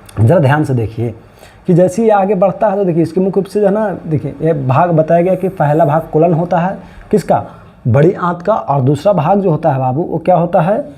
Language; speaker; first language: Hindi; native; Hindi